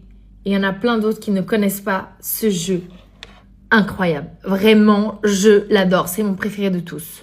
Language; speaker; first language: French; native; French